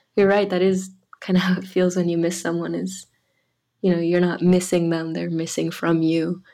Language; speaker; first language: English; early bilingual, other home language; French